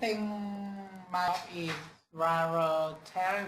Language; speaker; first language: English; non-native, learner; Vietnamese